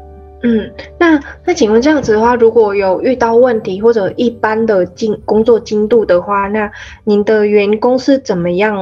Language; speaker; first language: Chinese; non-native, fluent; Vietnamese